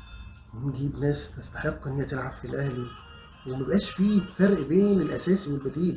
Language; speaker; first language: Arabic; native; Arabic